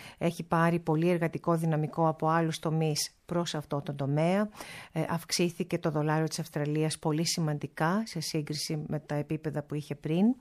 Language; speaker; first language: Greek; early bilingual, heritage; Greek